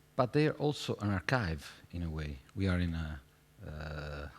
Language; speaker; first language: English; non-native, fluent; Italian